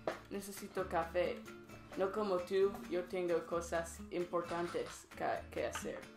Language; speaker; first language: Spanish; non-native, learner; English